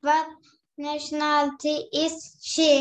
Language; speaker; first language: English; non-native, learner; Turkish